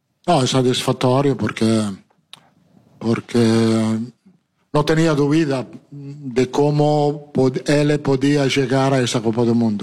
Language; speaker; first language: Portuguese; non-native, learner; Italian